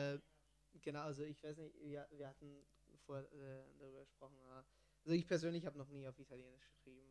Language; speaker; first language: German; non-native, fluent; Italian